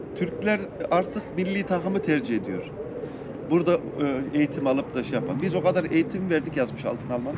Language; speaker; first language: Turkish; early bilingual, heritage; Turkish